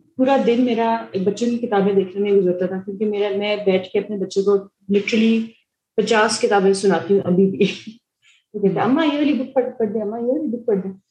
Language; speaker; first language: Urdu; native; Urdu